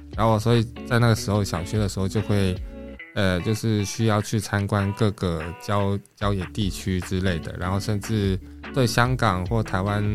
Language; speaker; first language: Chinese; non-native, local second language; Japanese